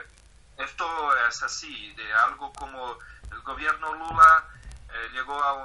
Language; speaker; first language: Spanish; non-native, fluent; Portuguese